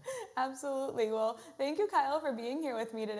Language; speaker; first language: English; native; English